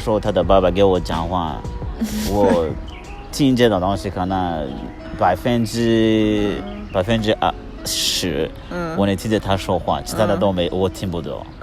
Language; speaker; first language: Chinese; non-native, learner; Kinyarwanda